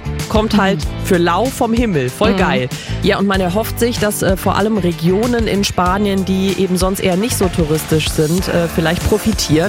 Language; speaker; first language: German; native; German